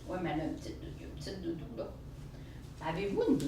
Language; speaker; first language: French; native; French